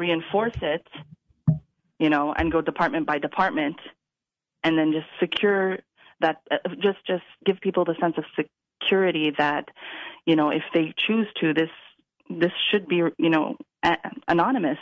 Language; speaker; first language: English; non-native, fluent; Italian